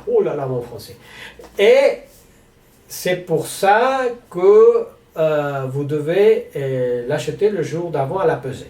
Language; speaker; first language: French; non-native, learner; Spanish